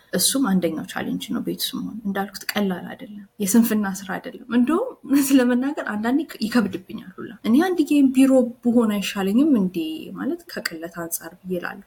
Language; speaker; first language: Amharic; native; Amharic